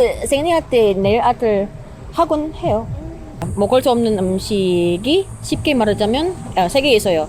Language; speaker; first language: Korean; non-native, learner; Indonesian